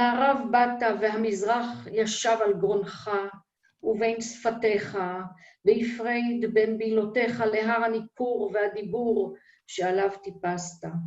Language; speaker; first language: Hebrew; native; Hebrew